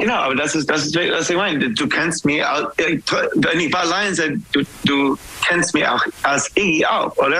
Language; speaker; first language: German; non-native, learner; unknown